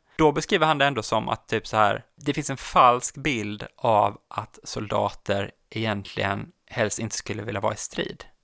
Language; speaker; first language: Swedish; native; Swedish